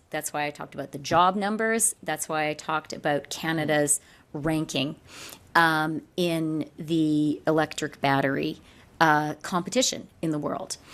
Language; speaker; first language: English; native; English